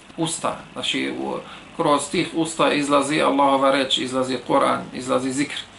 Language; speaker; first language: Serbian; non-native, fluent; Arabic